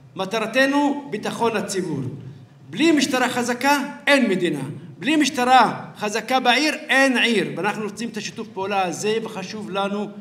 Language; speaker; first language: Hebrew; non-native, local second language; Arabic